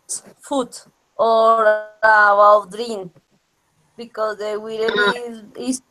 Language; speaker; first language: English; non-native, learner; Spanish